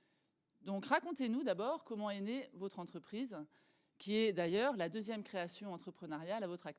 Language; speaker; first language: French; native; French